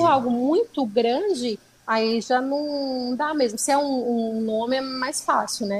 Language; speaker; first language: Portuguese; native; Portuguese